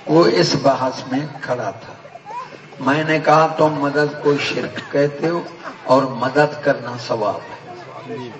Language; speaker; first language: Urdu; non-native, local second language; Punjabi